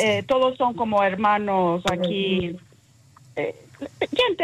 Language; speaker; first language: Spanish; early bilingual, heritage; Ladino